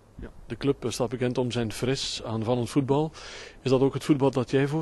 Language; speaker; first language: Dutch; native; Dutch